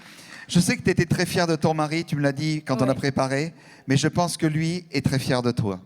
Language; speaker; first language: French; native; French